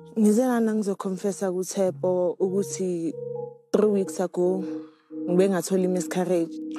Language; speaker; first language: Zulu; non-native, local second language; Tswana